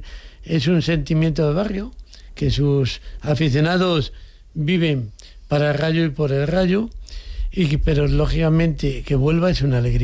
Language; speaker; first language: Spanish; native; Spanish